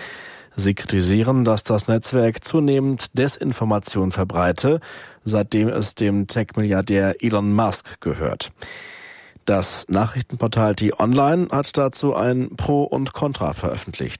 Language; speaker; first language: German; native; German